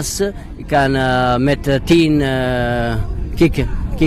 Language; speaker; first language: Dutch; non-native, learner; Italian